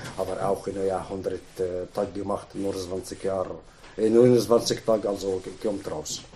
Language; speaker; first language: German; non-native, learner; Arabic